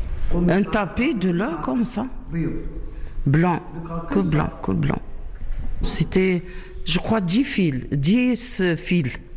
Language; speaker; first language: French; non-native, learner; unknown